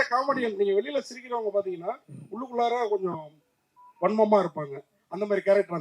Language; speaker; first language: Tamil; native; Tamil